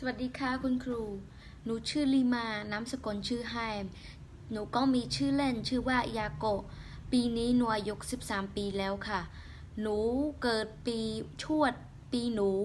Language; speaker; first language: Thai; non-native, learner; Khmer